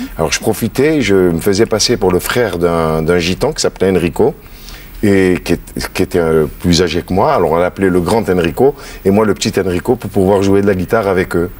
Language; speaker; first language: French; native; French